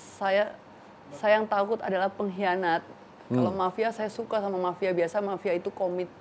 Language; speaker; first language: Indonesian; native; Indonesian